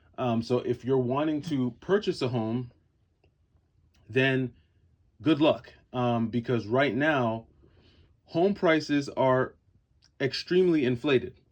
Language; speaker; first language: English; native; English